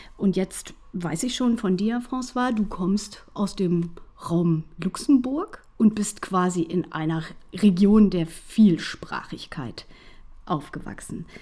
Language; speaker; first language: German; native; German